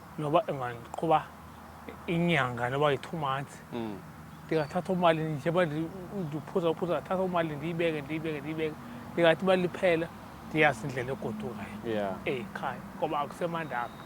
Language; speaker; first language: Zulu; non-native, local second language; Xhosa